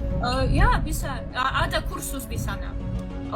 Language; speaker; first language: Indonesian; non-native, learner; Russian